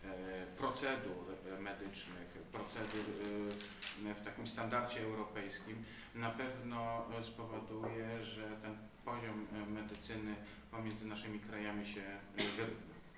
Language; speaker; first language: Polish; native; Polish